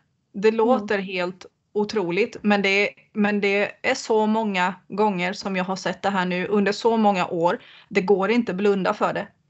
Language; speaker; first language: Swedish; native; Swedish